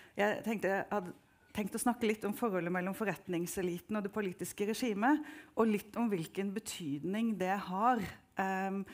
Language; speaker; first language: Norwegian; native; Norwegian